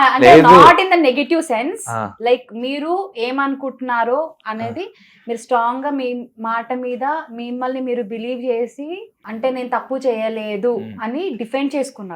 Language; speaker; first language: Telugu; native; Telugu